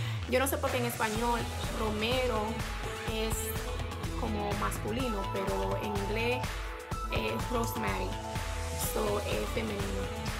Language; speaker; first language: Spanish; early bilingual, heritage; Spanish